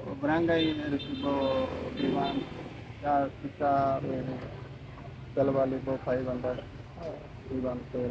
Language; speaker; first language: Filipino; non-native, learner; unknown